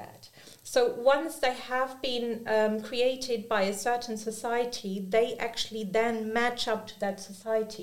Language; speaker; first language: English; non-native, fluent; German